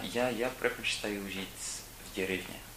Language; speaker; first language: Russian; non-native, learner; English